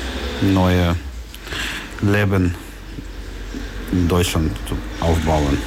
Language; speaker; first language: German; non-native, learner; Ukrainian